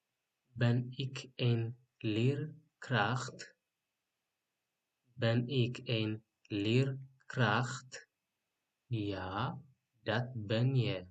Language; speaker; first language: Dutch; non-native, learner; Tigrinya